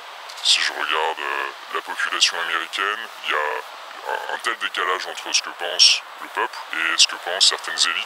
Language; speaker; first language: French; native; French